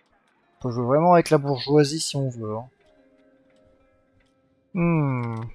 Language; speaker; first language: French; native; French